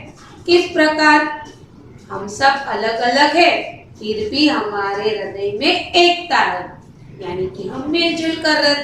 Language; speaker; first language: Hindi; non-native, local second language; Gujarati